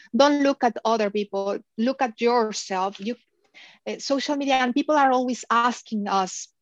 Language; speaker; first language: English; non-native, fluent; Spanish